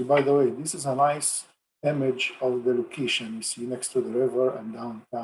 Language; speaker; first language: English; non-native, fluent; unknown